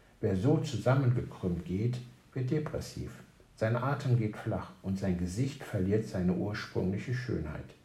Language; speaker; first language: German; native; German